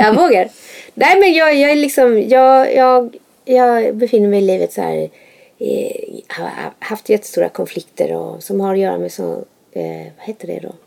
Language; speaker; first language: Swedish; native; Swedish